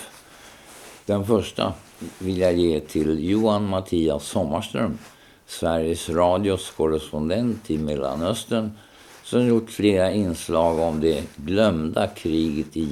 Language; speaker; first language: Swedish; native; Swedish